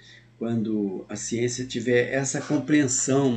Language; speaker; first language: Portuguese; native; Portuguese